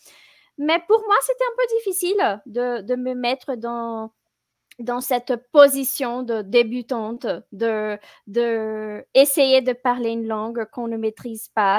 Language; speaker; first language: French; non-native, fluent; Portuguese